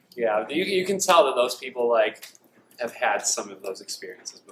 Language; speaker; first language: English; native; English